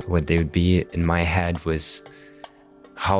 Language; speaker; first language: English; non-native, fluent; Arabic